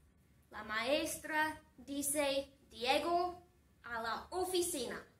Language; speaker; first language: Spanish; non-native, fluent; English